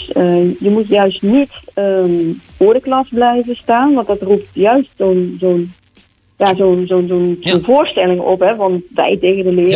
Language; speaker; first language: Dutch; native; Dutch